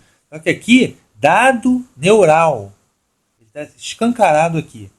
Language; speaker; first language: Portuguese; native; Portuguese